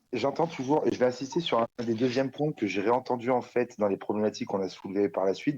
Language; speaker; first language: French; native; French